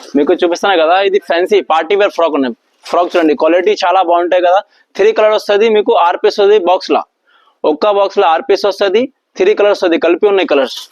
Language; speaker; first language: Telugu; non-native, local second language; Urdu